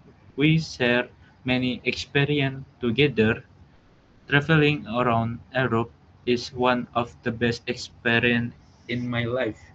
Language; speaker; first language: English; non-native, learner; Indonesian